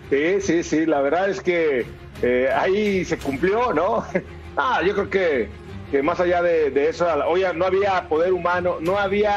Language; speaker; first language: Spanish; native; Spanish